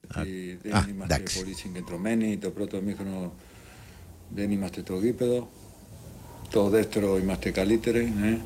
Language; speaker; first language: Greek; non-native, learner; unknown